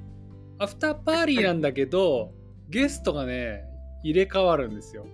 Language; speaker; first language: Japanese; native; Japanese